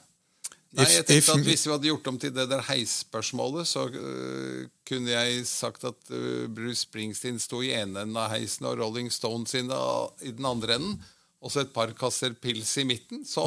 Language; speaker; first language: Norwegian; native; Norwegian